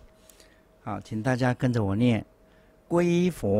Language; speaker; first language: Chinese; native; Chinese